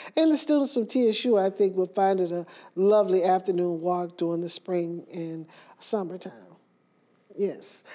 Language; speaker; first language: English; native; English